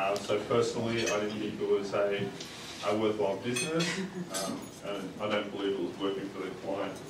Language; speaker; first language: English; native; English